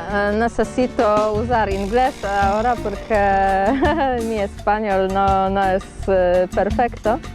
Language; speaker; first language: Spanish; non-native, learner; Polish